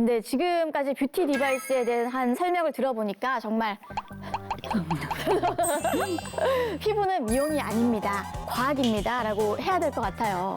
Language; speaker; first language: Korean; native; Korean